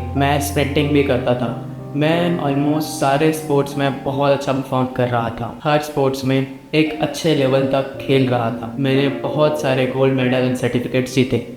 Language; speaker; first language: Hindi; native; Hindi